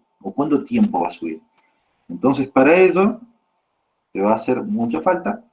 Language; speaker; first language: Spanish; native; Spanish